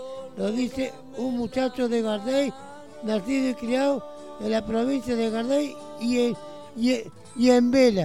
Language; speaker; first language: Spanish; native; Spanish